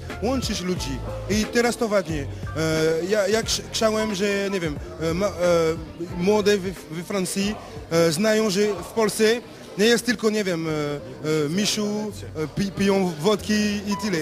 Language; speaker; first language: Polish; non-native, learner; French